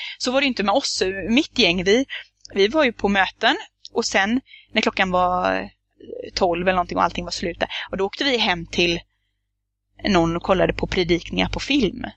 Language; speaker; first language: Swedish; native; Swedish